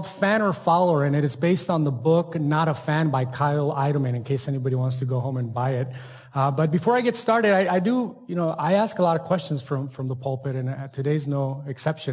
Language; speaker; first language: English; native; English